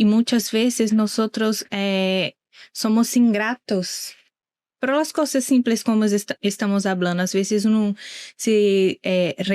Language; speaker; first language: Spanish; non-native, learner; Portuguese